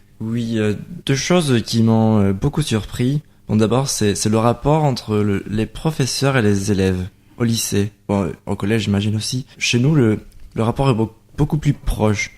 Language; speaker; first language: French; non-native, fluent; Spanish